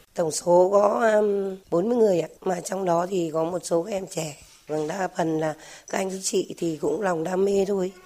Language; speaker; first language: Vietnamese; non-native, local second language; Tày